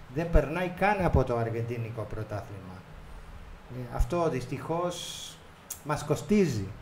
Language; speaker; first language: Greek; non-native, fluent; Spanish